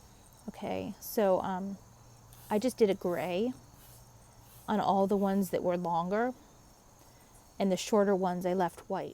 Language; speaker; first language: English; native; English